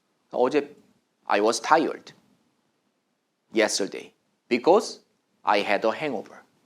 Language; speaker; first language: English; non-native, fluent; Korean